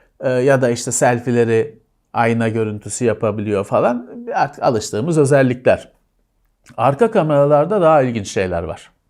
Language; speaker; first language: Turkish; native; Turkish